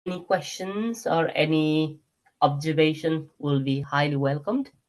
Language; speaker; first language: English; non-native, local second language; Nepali